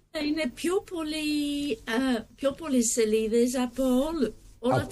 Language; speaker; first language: Greek; non-native, learner; English